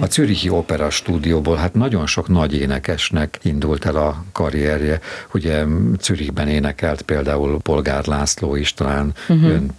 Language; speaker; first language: Hungarian; native; Hungarian